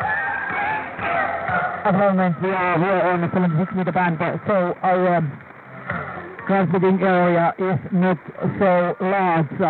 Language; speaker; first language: English; non-native, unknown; Finnish